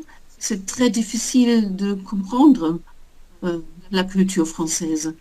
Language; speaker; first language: French; non-native, learner; German